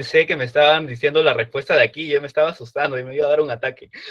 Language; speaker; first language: Spanish; native; Spanish